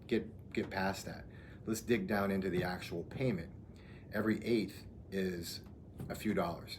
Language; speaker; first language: English; native; English